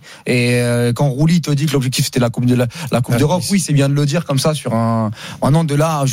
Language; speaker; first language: French; native; French